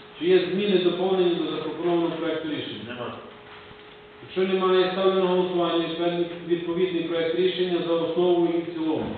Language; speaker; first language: Ukrainian; native; Ukrainian